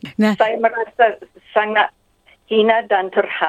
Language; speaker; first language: Indonesian; non-native, fluent; English